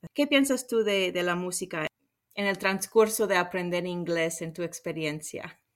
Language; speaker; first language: Spanish; non-native, fluent; English